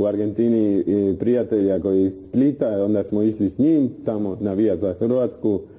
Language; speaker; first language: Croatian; non-native, fluent; Spanish